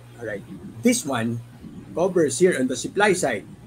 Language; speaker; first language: English; non-native, local second language; Filipino